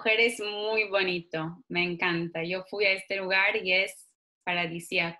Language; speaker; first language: Spanish; non-native, fluent; Italian